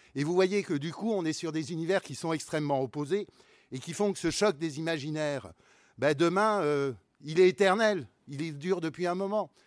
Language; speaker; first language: French; native; French